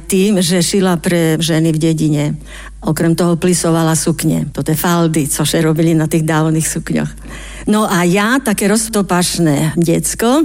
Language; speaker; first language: Slovak; native; Slovak